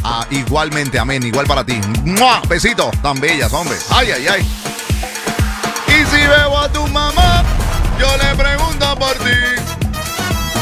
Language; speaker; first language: Spanish; native; Spanish